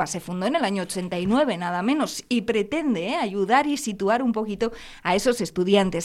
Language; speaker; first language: Spanish; native; Spanish